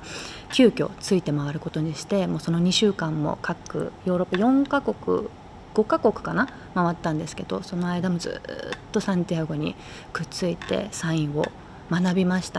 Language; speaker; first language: Japanese; native; Japanese